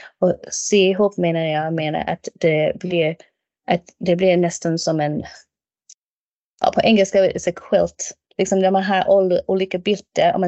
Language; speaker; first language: Swedish; non-native, fluent; English